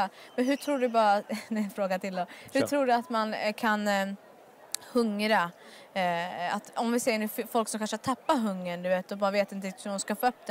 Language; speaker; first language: Swedish; native; Swedish